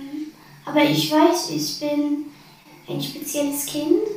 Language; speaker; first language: German; early bilingual, other home language; Arabic